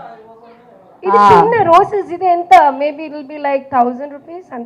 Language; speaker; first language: Telugu; non-native, fluent; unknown